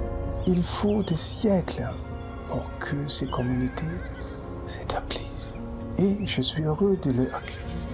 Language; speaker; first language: French; non-native, fluent; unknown